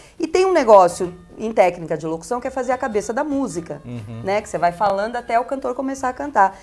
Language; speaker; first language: Portuguese; early bilingual, other home language; Spanish